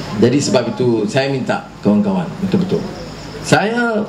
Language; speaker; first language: Malay; native; Malay